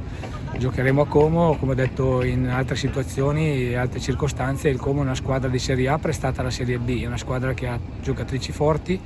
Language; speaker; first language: Italian; native; Italian